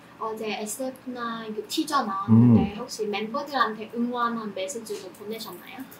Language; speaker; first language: Korean; non-native, fluent; Chinese